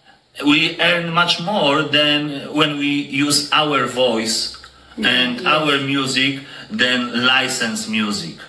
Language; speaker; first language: English; non-native, learner; Polish